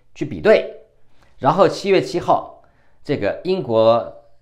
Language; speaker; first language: Chinese; native; Chinese